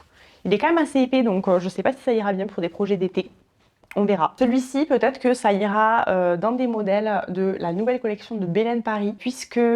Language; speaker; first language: French; native; French